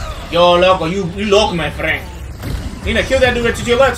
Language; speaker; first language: English; early bilingual, other home language; Spanish